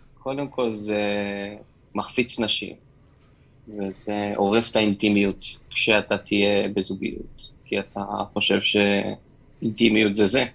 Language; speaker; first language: Hebrew; native; Hebrew